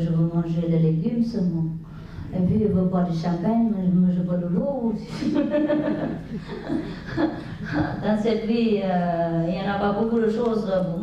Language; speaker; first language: French; non-native, learner; Vietnamese